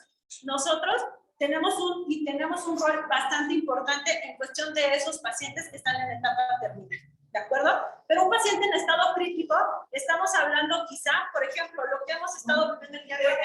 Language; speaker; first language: Spanish; native; Spanish